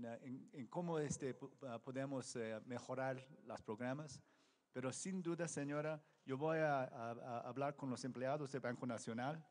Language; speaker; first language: Spanish; non-native, learner; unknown